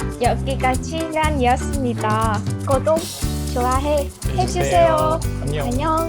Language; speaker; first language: Korean; non-native, learner; Vietnamese